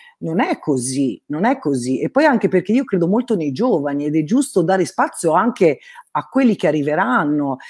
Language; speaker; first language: Italian; native; Italian